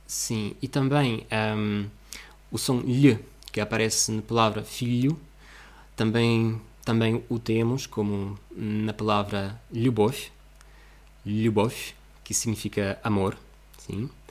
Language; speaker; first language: Portuguese; non-native, fluent; Russian